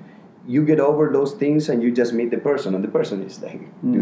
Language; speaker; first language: English; non-native, fluent; Spanish